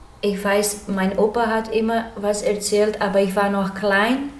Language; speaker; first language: German; early bilingual, heritage; German